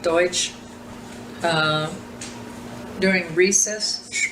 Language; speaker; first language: German; early bilingual, heritage; German